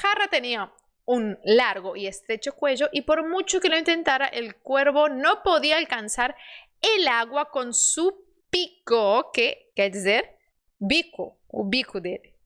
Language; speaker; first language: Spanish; non-native, fluent; Portuguese